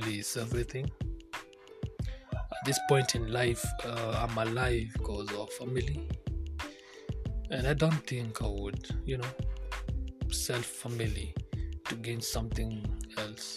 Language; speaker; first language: English; non-native, local second language; Kikuyu